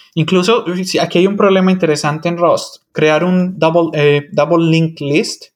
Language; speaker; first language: Spanish; native; Spanish